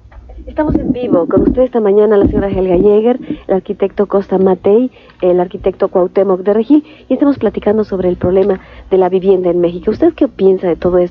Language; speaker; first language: Spanish; native; Spanish